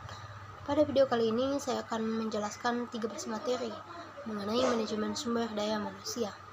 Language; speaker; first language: Indonesian; native; Indonesian